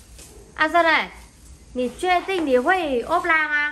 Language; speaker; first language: Chinese; non-native, fluent; Vietnamese